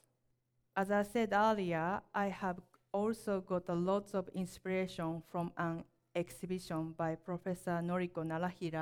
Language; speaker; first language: English; non-native, learner; Japanese